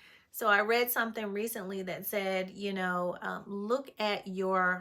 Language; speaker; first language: English; native; English